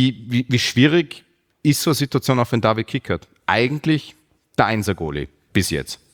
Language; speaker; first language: German; native; German